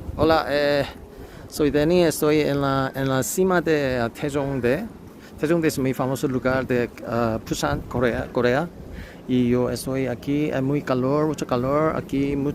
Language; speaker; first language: Spanish; non-native, learner; Korean